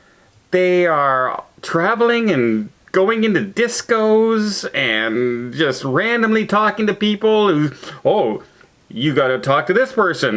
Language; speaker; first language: English; native; English